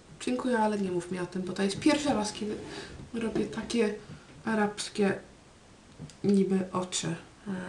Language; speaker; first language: Polish; early bilingual, heritage; Polish